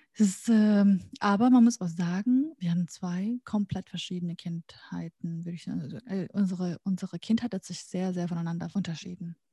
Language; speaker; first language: German; early bilingual, other home language; Central Kurdish